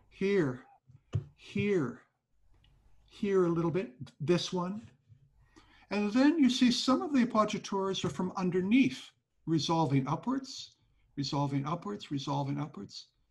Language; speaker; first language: English; native; English